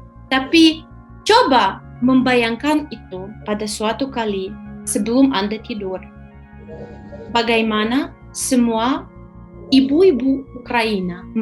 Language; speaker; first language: Indonesian; non-native, fluent; Ukrainian